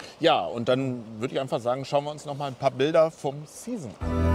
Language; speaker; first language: German; native; German